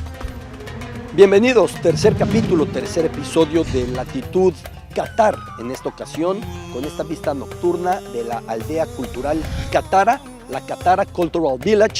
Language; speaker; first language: Spanish; native; Spanish